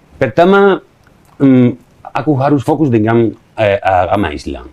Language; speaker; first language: Indonesian; non-native, learner; Spanish